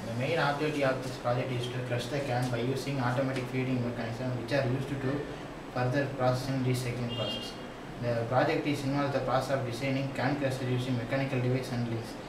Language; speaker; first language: English; non-native, local second language; Tamil